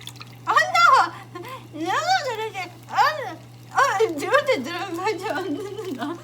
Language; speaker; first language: Korean; non-native, fluent; Japanese